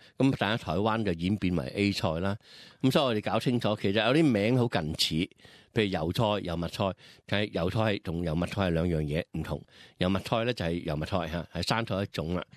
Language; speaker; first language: Cantonese; native; Cantonese